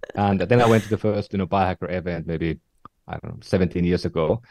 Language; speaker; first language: English; non-native, fluent; Finnish